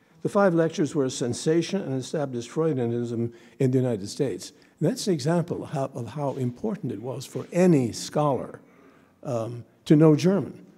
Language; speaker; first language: English; native; English